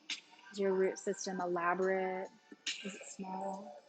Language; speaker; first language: English; native; English